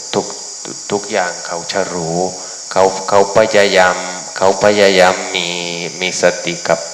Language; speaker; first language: Thai; non-native, fluent; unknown